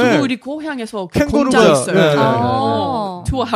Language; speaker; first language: Korean; non-native, learner; English